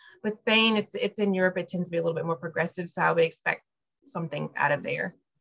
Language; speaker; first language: English; native; English